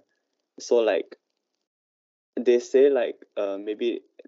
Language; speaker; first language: English; non-native, local second language; Cantonese